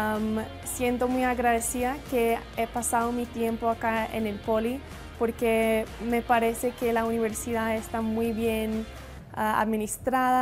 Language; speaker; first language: Spanish; non-native, fluent; English